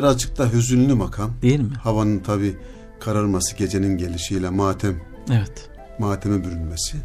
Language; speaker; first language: Turkish; native; Turkish